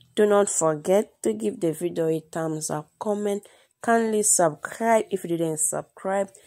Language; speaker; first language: English; non-native, learner; Lingala